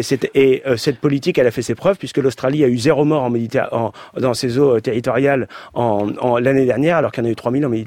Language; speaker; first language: French; native; French